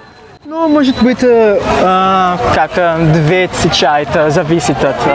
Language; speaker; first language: Russian; non-native, learner; Portuguese